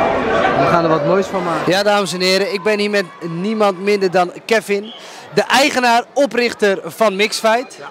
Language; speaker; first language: Dutch; native; Dutch